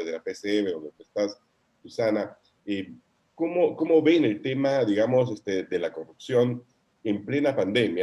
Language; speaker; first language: Spanish; native; Spanish